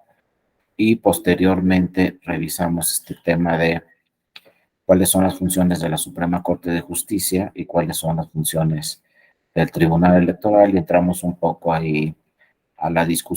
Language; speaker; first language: Spanish; native; Spanish